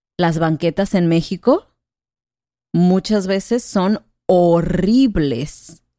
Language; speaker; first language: Spanish; native; Spanish